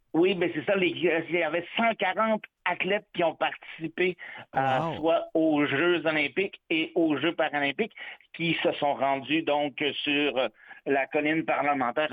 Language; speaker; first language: French; native; French